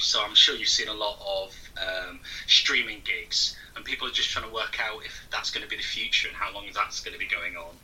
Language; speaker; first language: English; native; English